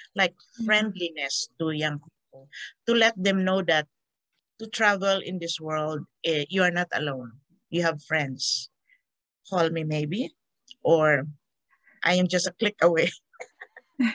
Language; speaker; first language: English; non-native, local second language; Hiligaynon